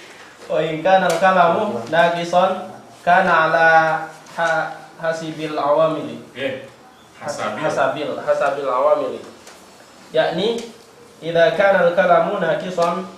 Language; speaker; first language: Arabic; non-native, learner; Indonesian